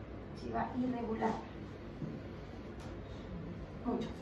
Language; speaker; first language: Spanish; non-native, fluent; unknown